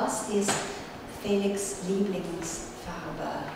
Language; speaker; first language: German; non-native, fluent; English